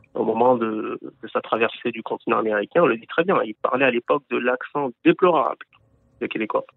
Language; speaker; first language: French; native; French